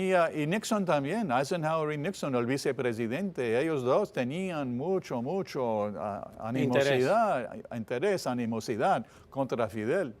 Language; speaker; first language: Spanish; non-native, fluent; English